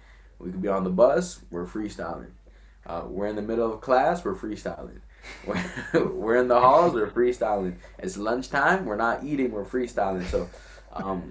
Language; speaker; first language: English; non-native, fluent; French